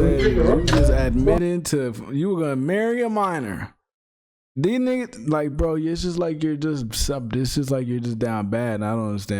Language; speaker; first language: English; native; English